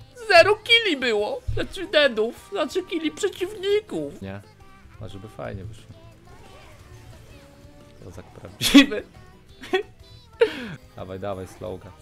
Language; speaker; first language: Polish; native; Polish